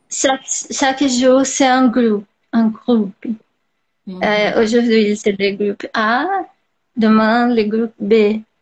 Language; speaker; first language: French; non-native, learner; Portuguese